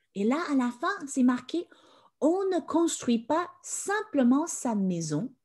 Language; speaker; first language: French; non-native, fluent; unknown